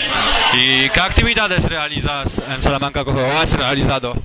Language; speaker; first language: Spanish; native; Spanish